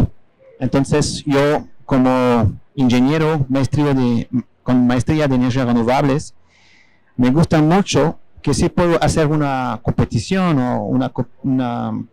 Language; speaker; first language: Spanish; non-native, fluent; French